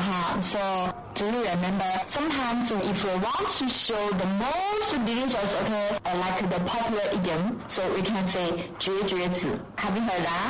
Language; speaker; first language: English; non-native, fluent; Chinese